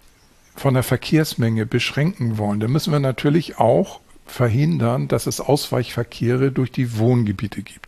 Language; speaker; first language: German; native; German